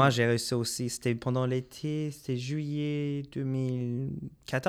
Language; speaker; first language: French; non-native, local second language; English